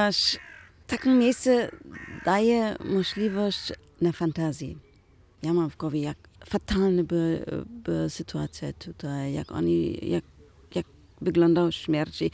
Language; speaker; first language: Polish; non-native, learner; German